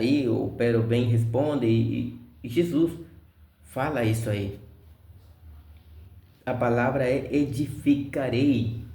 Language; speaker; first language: Portuguese; non-native, fluent; Spanish